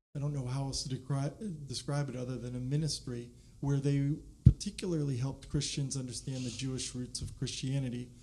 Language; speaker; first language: English; native; English